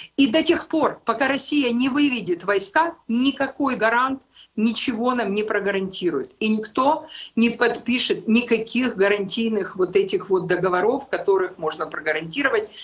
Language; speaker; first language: Russian; non-native, local second language; Ukrainian